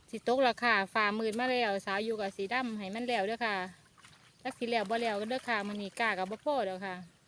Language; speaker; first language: Thai; native; Thai